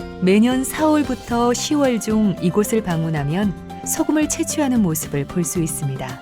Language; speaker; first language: Korean; native; Korean